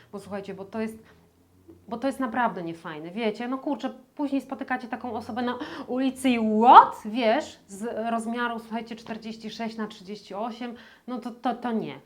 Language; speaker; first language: Polish; native; Polish